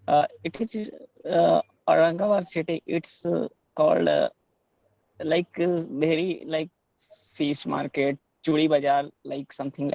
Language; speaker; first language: English; non-native, learner; Hindi